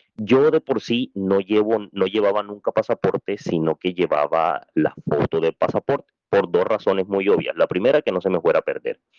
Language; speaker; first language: Spanish; native; Spanish